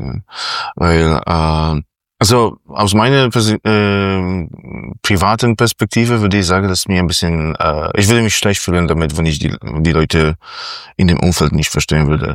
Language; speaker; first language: German; non-native, fluent; Polish